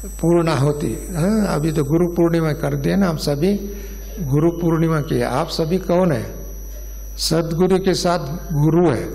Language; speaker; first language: Hindi; non-native, local second language; Kannada